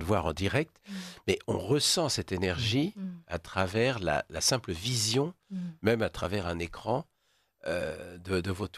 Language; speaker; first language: French; native; French